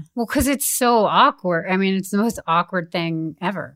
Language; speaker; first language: English; native; English